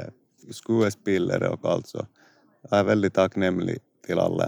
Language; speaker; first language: Swedish; non-native, local second language; Finnish